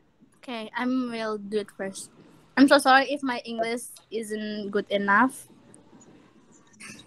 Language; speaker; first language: English; non-native, learner; Indonesian